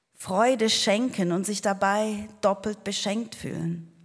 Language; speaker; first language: German; non-native, fluent; Portuguese